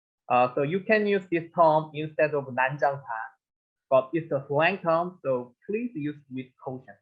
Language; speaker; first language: English; non-native, learner; Korean